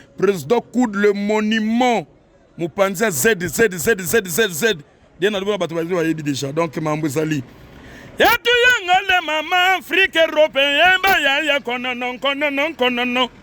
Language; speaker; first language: Lingala; native; Lingala